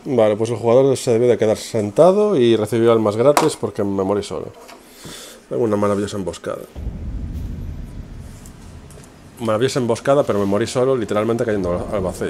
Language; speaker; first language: Spanish; native; Spanish